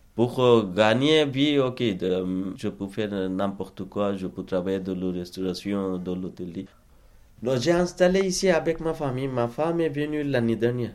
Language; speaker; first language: French; non-native, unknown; Bangla